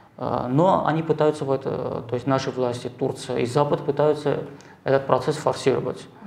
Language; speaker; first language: Russian; non-native, local second language; Armenian